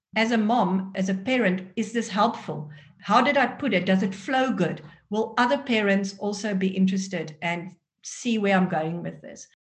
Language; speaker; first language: English; non-native, local second language; Afrikaans